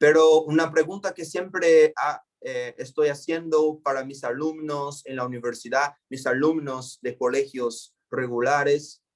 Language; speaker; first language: Spanish; non-native, fluent; Portuguese